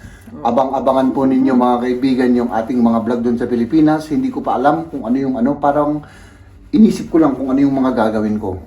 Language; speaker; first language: Filipino; native; Filipino